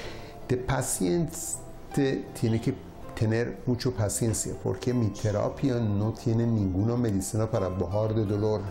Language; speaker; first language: Spanish; non-native, learner; Persian